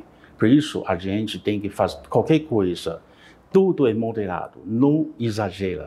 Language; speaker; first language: Portuguese; non-native, learner; Chinese